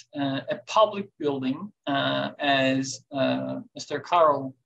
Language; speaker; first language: English; non-native, fluent; Turkish